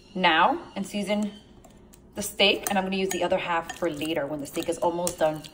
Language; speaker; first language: English; early bilingual, other home language; Spanish